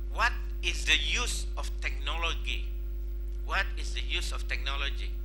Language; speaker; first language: English; non-native, local second language; Malay